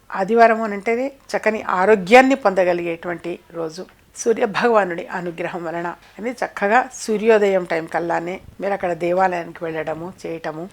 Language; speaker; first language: Telugu; native; Telugu